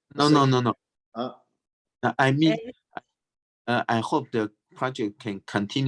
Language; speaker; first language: English; non-native, fluent; Chinese